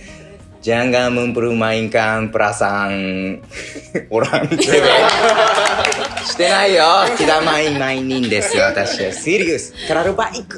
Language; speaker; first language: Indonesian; non-native, learner; Japanese